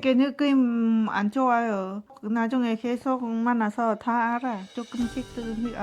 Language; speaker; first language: Korean; non-native, learner; Lao